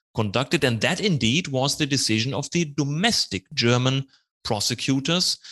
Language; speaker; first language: English; non-native, fluent; German